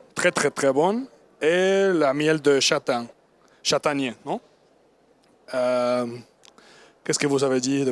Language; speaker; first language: French; non-native, learner; Spanish